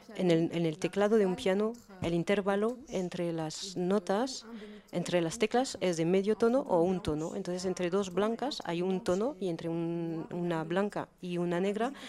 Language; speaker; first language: Spanish; non-native, fluent; French